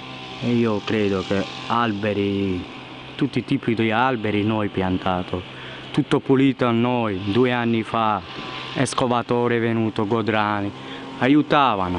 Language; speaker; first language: Italian; non-native, learner; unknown